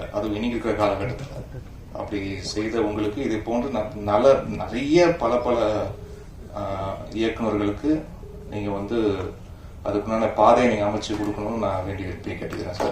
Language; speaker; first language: Tamil; native; Tamil